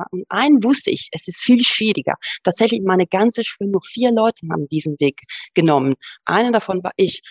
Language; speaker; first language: German; non-native, fluent; Italian